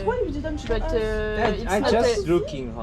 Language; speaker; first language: English; non-native, learner; Korean